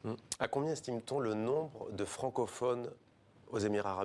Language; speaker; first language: French; native; French